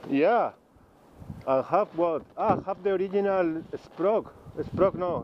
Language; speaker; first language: English; non-native, learner; Spanish